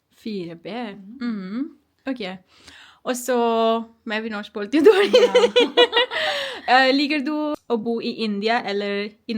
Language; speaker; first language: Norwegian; non-native, learner; Urdu